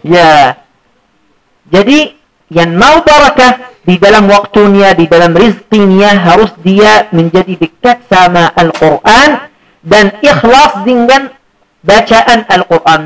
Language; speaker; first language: Indonesian; non-native, fluent; Arabic